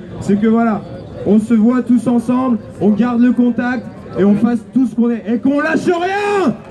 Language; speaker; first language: French; native; French